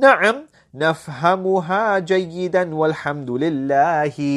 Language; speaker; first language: Arabic; non-native, fluent; English